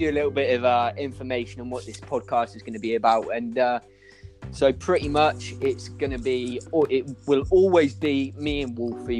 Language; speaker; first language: English; native; English